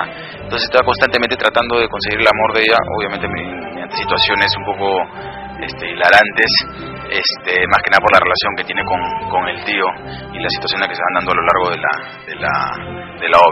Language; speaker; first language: Spanish; native; Spanish